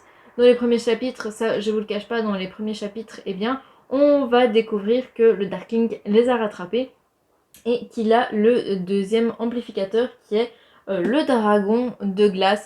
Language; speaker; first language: French; native; French